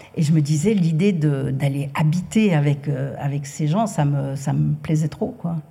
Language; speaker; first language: French; native; French